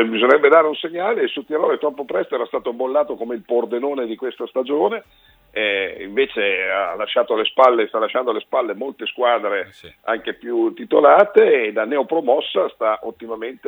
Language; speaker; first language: Italian; native; Italian